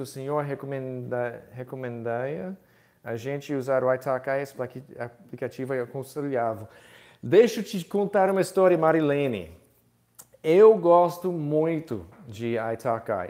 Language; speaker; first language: Portuguese; non-native, fluent; English